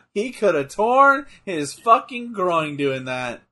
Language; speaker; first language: English; native; English